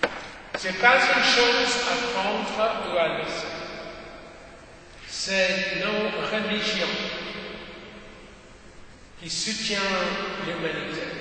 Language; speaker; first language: French; non-native, fluent; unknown